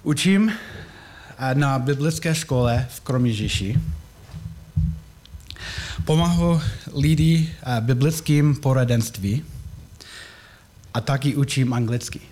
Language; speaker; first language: Czech; non-native, learner; English